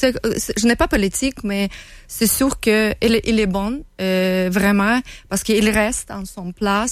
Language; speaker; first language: French; non-native, learner; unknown